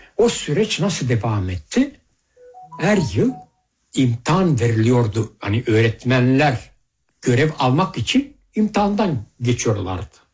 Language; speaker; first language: Turkish; early bilingual, heritage; Turkish